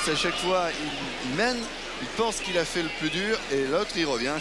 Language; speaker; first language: French; native; French